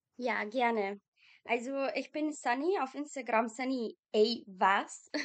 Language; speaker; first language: German; non-native, fluent; Bulgarian